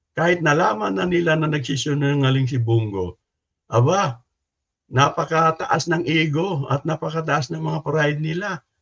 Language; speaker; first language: Filipino; non-native, local second language; Cebuano